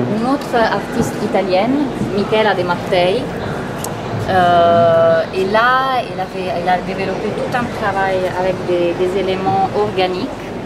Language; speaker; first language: French; non-native, fluent; Italian